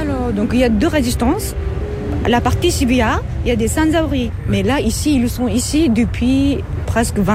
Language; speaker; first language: French; non-native, fluent; Japanese